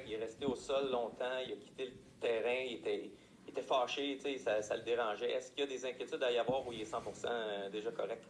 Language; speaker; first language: French; native; French